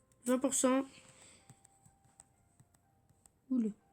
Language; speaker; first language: French; native; French